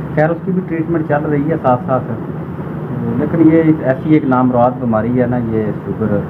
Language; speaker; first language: Urdu; non-native, local second language; Punjabi